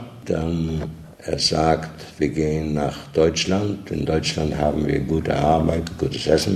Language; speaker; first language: German; non-native, learner; Polish